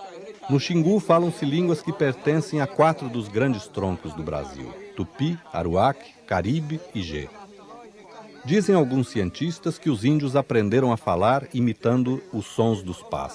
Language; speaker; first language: Portuguese; native; Portuguese